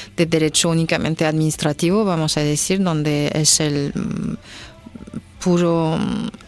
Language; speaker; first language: Spanish; non-native, fluent; French